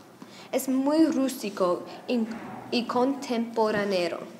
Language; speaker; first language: Spanish; non-native, learner; English